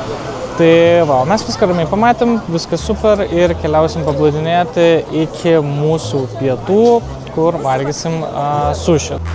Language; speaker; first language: Lithuanian; native; Lithuanian